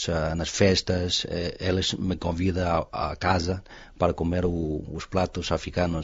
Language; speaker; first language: Portuguese; non-native, fluent; Chinese